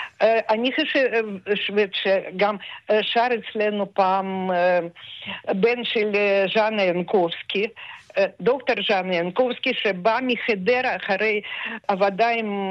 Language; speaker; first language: Hebrew; non-native, fluent; Russian